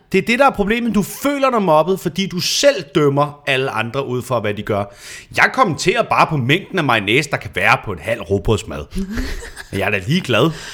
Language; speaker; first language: Danish; native; Danish